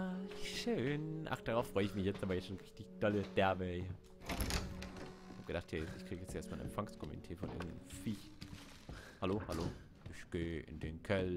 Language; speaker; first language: German; native; German